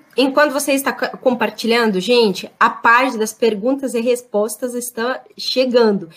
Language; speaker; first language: Portuguese; non-native, fluent; Russian